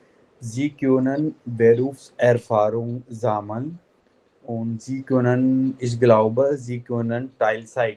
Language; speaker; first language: German; non-native, fluent; Hindi